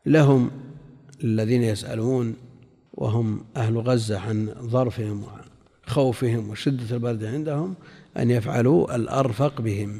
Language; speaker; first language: Arabic; native; Arabic